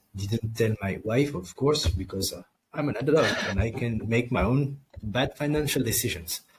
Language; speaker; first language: English; non-native, fluent; French